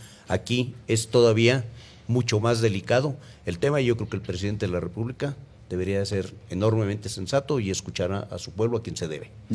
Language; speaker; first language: Spanish; native; Spanish